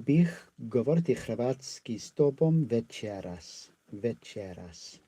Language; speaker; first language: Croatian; non-native, learner; English